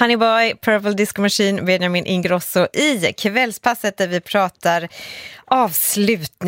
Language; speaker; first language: Swedish; native; Swedish